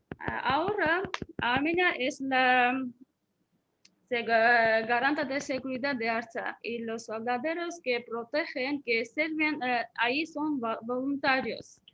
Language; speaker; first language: Spanish; non-native, fluent; Armenian